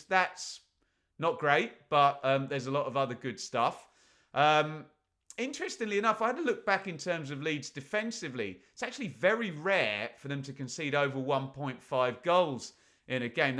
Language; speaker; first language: English; native; English